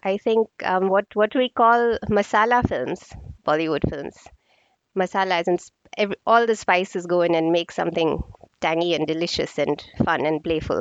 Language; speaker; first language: English; non-native, local second language; Marathi